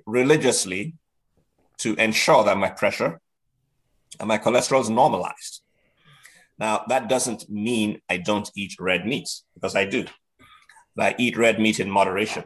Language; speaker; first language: English; non-native, local second language; Yoruba